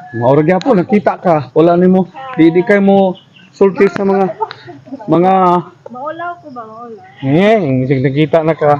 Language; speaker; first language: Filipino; non-native, local second language; Cebuano